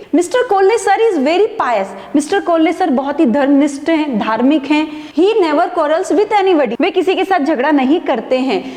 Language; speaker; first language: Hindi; non-native, local second language; Marathi